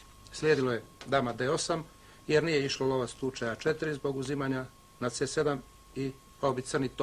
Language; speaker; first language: Bosnian; native; Bosnian